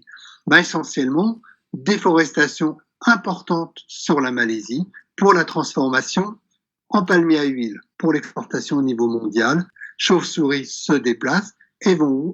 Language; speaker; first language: French; native; French